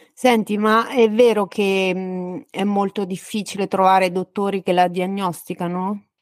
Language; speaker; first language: Italian; native; Italian